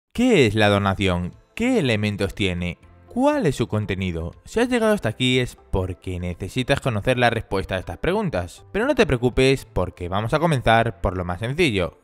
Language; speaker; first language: Spanish; native; Spanish